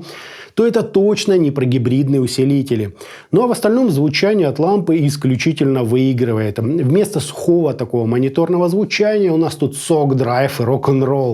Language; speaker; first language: Russian; native; Russian